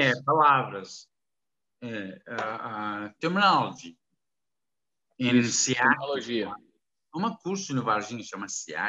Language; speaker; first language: Portuguese; non-native, learner; Arabic